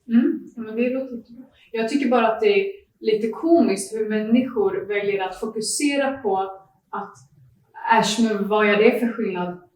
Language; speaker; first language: Swedish; native; Swedish